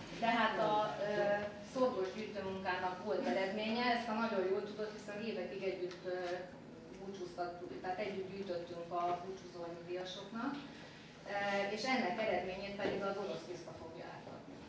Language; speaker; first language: Hungarian; native; Hungarian